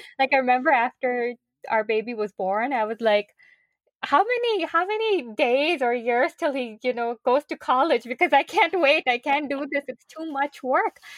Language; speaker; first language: English; non-native, local second language; Urdu